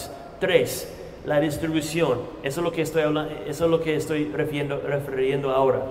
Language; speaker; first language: Spanish; non-native, fluent; English